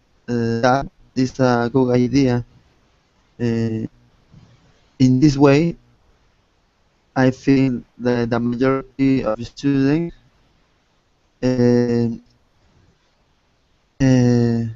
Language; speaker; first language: English; non-native, learner; Spanish